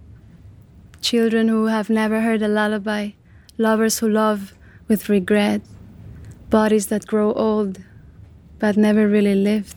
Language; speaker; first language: English; non-native, fluent; Catalan